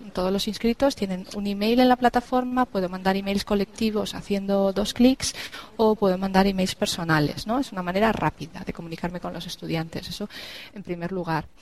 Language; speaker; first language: Spanish; native; Spanish